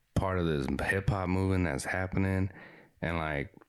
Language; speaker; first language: English; early bilingual, other home language; Spanish